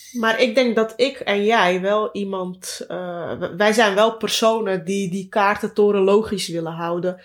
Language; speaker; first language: Dutch; early bilingual, other home language; Turkish